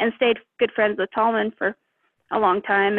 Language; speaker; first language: English; native; English